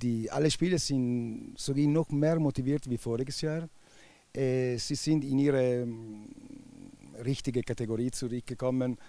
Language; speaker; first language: German; non-native, local second language; Italian